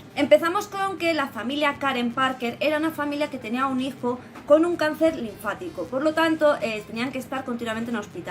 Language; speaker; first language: Spanish; native; Spanish